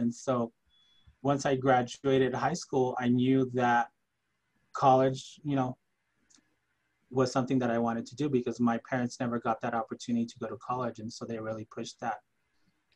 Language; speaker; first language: English; early bilingual, other home language; Spanish